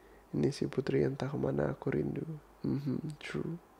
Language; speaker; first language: Indonesian; early bilingual, heritage; Indonesian